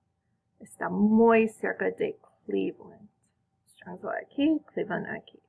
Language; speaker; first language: Spanish; non-native, fluent; English